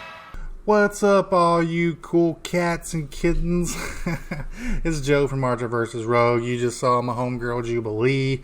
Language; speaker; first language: English; native; English